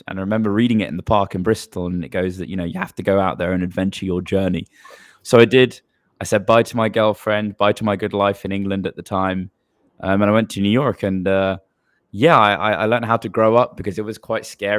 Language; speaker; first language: English; native; English